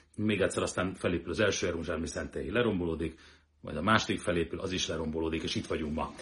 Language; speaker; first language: Hungarian; native; Hungarian